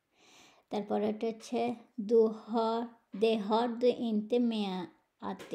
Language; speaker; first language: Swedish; non-native, fluent; Bangla